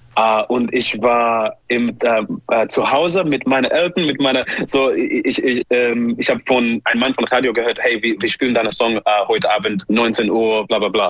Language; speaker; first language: German; non-native, learner; English